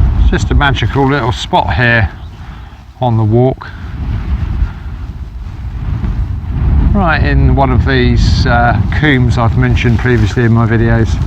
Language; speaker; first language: English; native; English